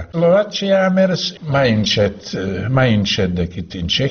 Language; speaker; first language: Romanian; non-native, learner; Slovak